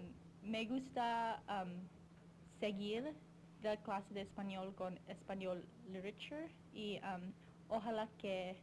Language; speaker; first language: Spanish; non-native, learner; English